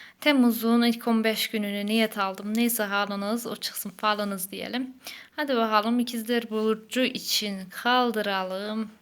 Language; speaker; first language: Turkish; native; Turkish